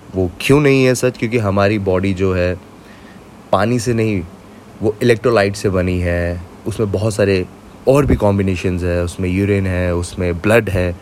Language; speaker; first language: Hindi; native; Hindi